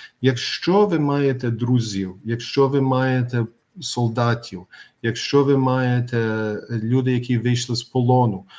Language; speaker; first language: Ukrainian; early bilingual, heritage; Ukrainian